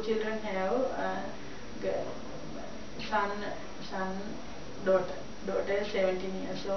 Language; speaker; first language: English; non-native, learner; Sinhala